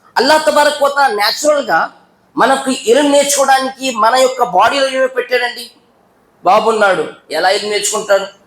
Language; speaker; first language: Telugu; non-native, local second language; Urdu